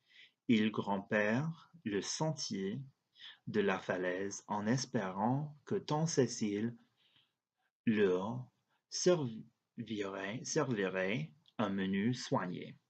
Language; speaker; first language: French; non-native, learner; English